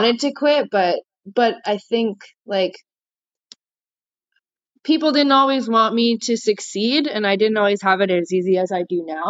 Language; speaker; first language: English; native; English